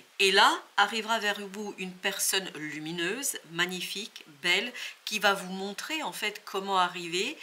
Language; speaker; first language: French; native; French